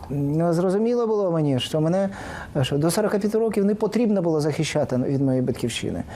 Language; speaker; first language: Ukrainian; non-native, local second language; Russian